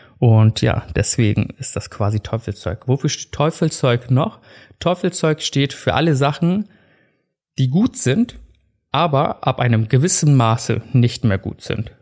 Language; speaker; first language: German; early bilingual, other home language; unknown